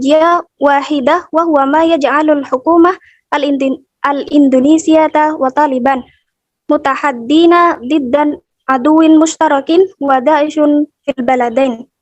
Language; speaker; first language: Arabic; non-native, learner; Indonesian